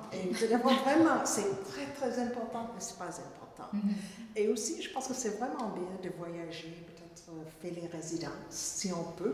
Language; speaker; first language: French; non-native, fluent; English